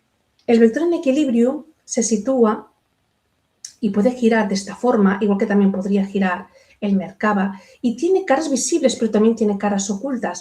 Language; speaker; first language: Spanish; native; Spanish